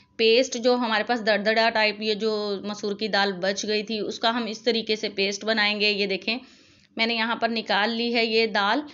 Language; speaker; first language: Urdu; native; Urdu